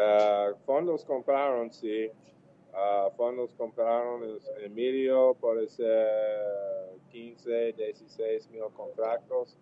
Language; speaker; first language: Portuguese; non-native, fluent; English